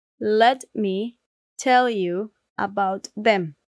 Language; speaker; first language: English; non-native, learner; Spanish